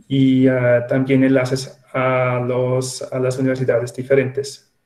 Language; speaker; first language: Spanish; non-native, fluent; Swiss German